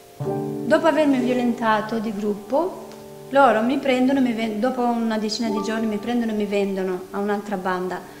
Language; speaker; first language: Italian; non-native, fluent; Albanian